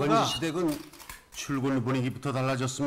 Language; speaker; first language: Korean; native; Korean